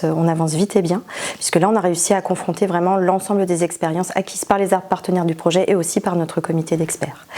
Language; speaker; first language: French; native; French